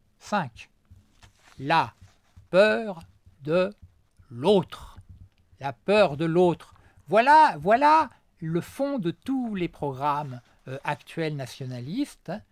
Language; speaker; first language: French; native; French